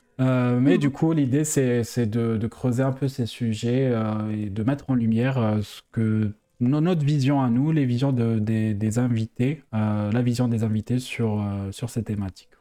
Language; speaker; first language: French; non-native, local second language; Arabic